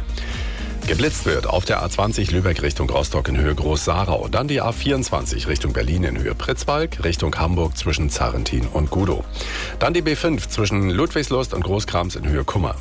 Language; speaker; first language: German; native; German